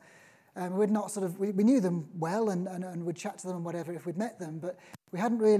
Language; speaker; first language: English; native; English